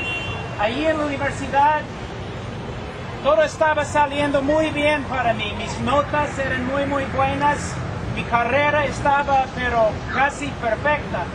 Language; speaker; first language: Spanish; non-native, fluent; English